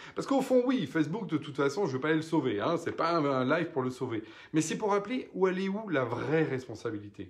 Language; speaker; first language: French; native; French